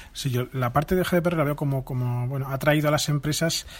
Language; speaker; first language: Spanish; native; Spanish